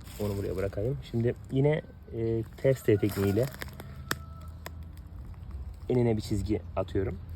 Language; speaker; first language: Turkish; native; Turkish